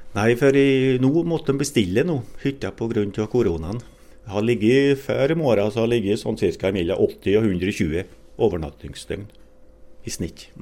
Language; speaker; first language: Norwegian; native; Norwegian